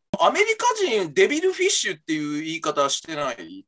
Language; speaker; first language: Japanese; native; Japanese